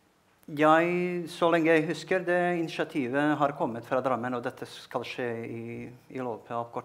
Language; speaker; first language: Norwegian; non-native, fluent; Bosnian